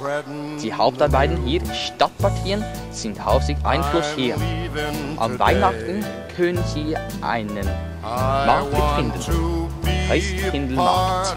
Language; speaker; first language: German; non-native, learner; Norwegian